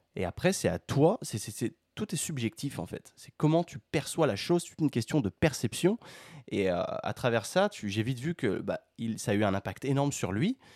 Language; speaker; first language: French; native; French